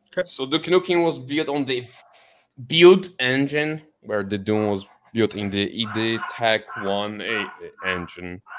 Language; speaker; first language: English; non-native, fluent; Portuguese